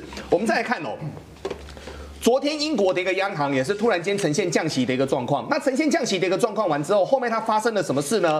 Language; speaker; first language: Chinese; native; Chinese